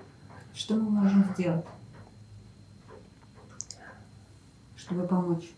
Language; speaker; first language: Russian; native; Russian